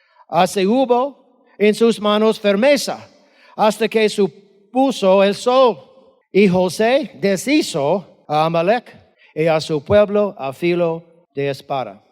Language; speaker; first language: Spanish; non-native, fluent; English